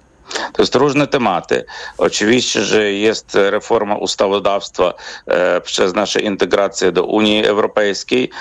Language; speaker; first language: Polish; non-native, fluent; Ukrainian